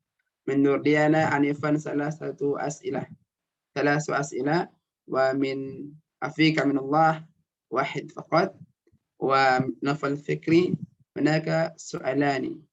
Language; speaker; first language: Arabic; non-native, fluent; Indonesian